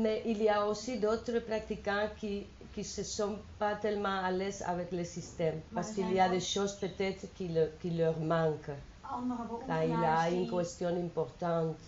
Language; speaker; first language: French; non-native, fluent; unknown